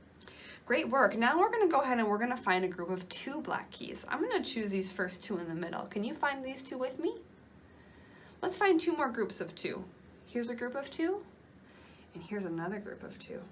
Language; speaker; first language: English; native; English